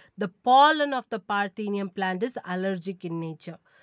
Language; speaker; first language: English; non-native, local second language; Tamil